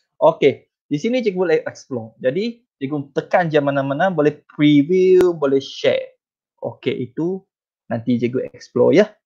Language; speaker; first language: Malay; non-native, local second language; Chinese